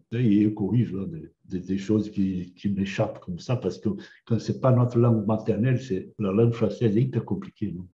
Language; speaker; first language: French; non-native, fluent; Portuguese